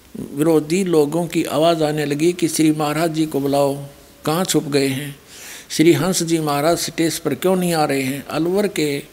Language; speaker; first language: Hindi; native; Hindi